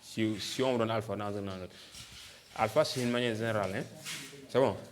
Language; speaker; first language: French; non-native, local second language; Wolof